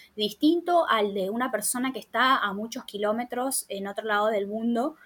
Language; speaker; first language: Spanish; native; Spanish